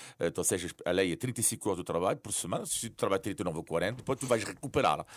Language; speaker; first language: Portuguese; non-native, fluent; French